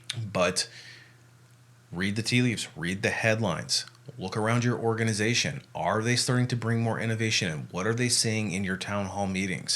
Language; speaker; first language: English; native; English